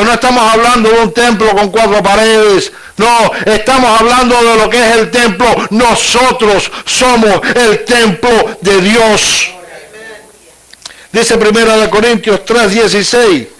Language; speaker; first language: Spanish; native; Spanish